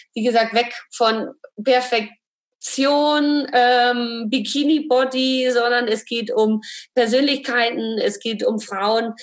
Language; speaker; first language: German; native; German